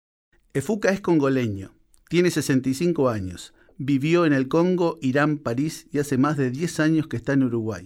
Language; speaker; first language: Spanish; native; Spanish